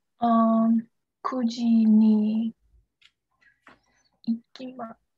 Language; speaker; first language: Japanese; non-native, learner; English